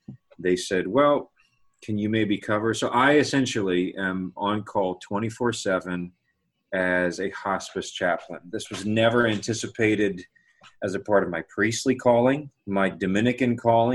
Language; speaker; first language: English; native; English